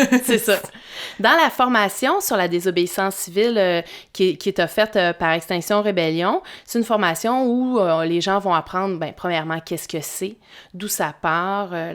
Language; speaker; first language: French; native; French